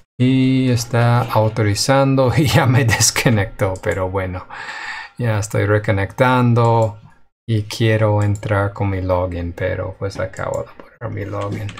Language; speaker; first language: Spanish; non-native, fluent; English